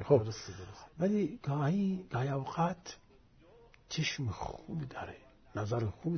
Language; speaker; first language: Persian; non-native, fluent; Arabic